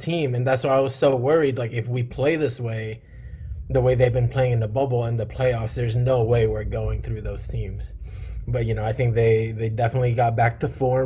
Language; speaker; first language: English; early bilingual, other home language; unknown